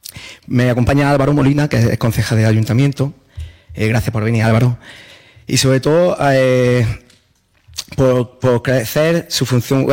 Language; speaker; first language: Spanish; native; Spanish